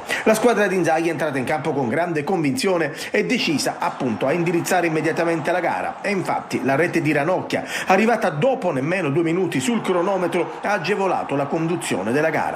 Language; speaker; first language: Italian; native; Italian